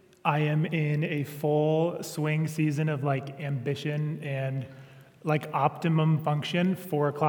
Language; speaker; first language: English; native; English